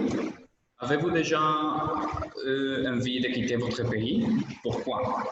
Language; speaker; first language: French; non-native, learner; Spanish